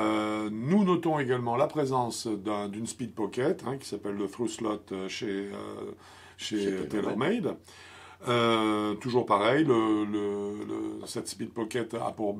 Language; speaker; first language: French; native; French